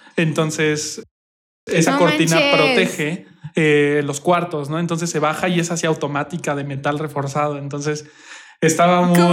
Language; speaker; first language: Spanish; native; Spanish